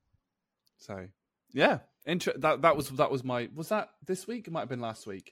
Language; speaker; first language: English; native; English